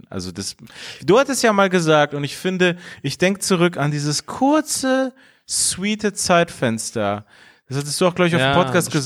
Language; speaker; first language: German; early bilingual, other home language; Persian